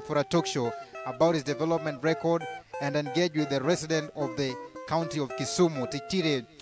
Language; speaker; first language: English; non-native, local second language; Luo (Kenya and Tanzania)